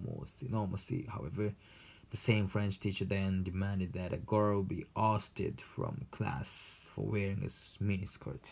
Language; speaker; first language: English; non-native, fluent; Japanese